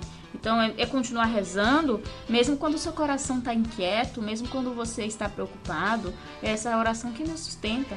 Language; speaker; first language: Portuguese; native; Portuguese